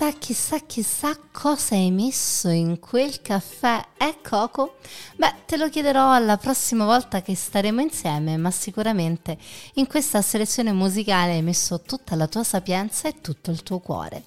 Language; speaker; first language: Italian; native; Italian